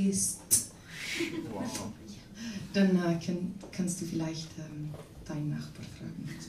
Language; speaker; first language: German; non-native, learner; Dutch